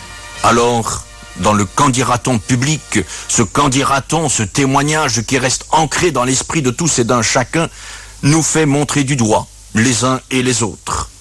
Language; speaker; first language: French; native; French